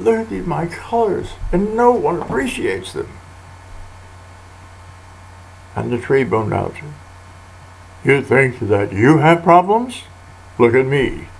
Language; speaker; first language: English; native; English